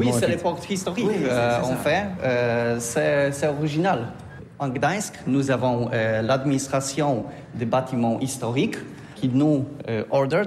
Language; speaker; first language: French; non-native, learner; Polish